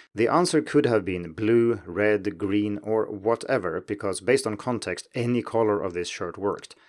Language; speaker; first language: English; non-native, fluent; Swedish